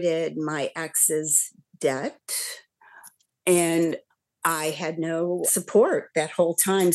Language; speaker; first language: English; native; English